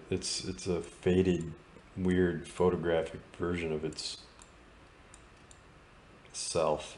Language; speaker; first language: English; native; English